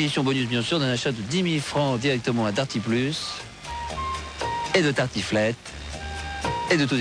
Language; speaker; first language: French; native; French